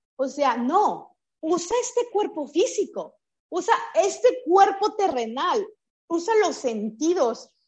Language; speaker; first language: Spanish; native; Spanish